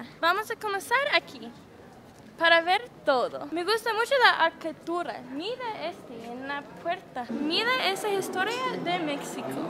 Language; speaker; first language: Spanish; non-native, learner; English